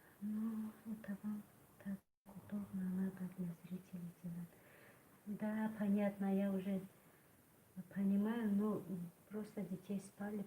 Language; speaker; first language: Russian; non-native, learner; Tajik